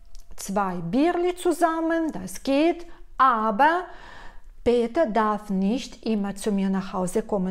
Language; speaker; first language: German; non-native, fluent; Russian